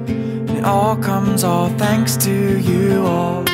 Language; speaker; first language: English; native; English